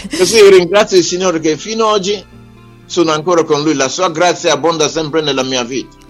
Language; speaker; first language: Italian; non-native, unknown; Igbo